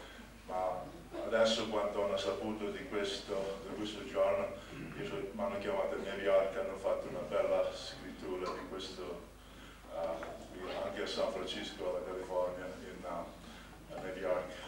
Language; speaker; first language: Italian; non-native, local second language; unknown